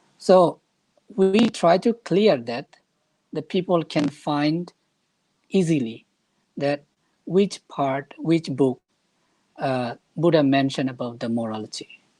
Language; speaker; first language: English; non-native, fluent; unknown